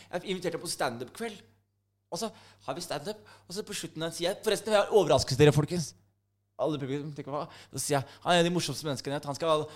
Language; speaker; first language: Norwegian; native; Norwegian